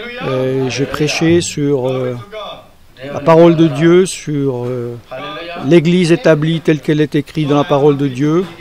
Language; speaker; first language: French; native; French